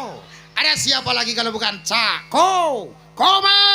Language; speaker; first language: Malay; non-native, local second language; Javanese